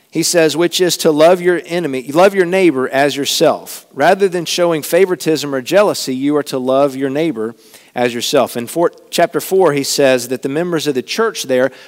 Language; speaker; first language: English; native; English